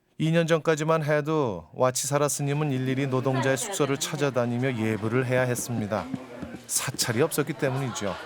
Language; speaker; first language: Korean; native; Korean